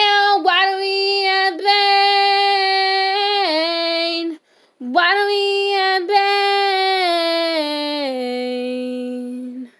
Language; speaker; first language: English; native; English